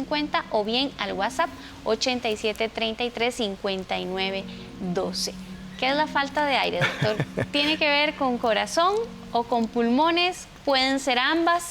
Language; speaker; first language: Spanish; native; Spanish